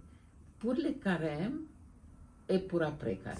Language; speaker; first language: French; non-native, fluent; Romanian